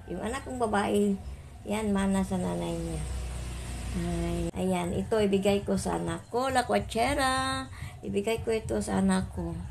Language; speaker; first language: Filipino; non-native, local second language; Cebuano